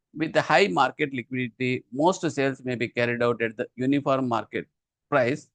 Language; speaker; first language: English; non-native, local second language; Telugu